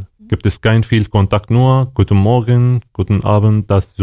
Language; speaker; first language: German; non-native, learner; Arabic